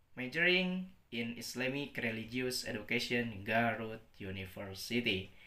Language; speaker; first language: English; non-native, learner; Indonesian